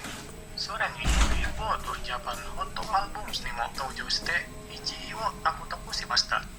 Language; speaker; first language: Japanese; non-native, learner; Indonesian